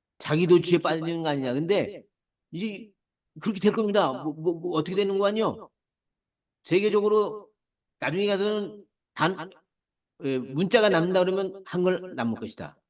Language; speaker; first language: Korean; native; Korean